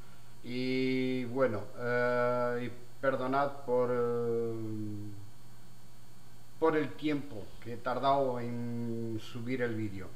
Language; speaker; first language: Spanish; non-native, fluent; Portuguese